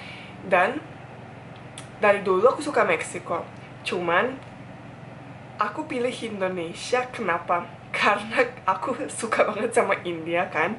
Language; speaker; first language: Indonesian; non-native, fluent; Bosnian